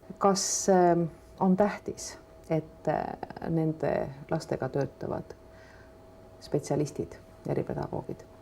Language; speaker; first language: Estonian; native; Estonian